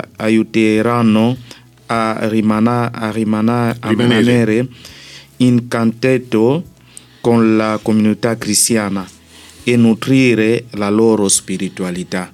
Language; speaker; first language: Italian; non-native, learner; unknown